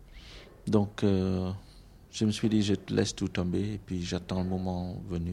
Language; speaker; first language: French; non-native, local second language; Khmer